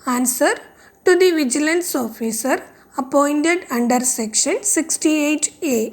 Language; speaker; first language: English; non-native, local second language; Malayalam